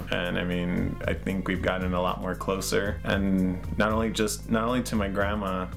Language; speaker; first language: English; early bilingual, other home language; Spanish